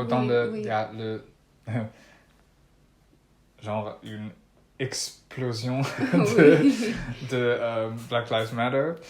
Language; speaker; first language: French; non-native, learner; Dutch